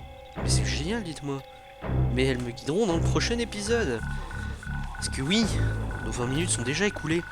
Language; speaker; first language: French; native; French